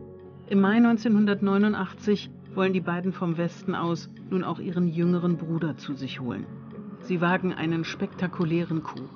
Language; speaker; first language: German; native; German